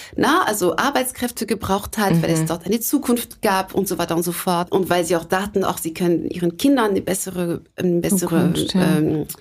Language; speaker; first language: German; non-native, fluent; French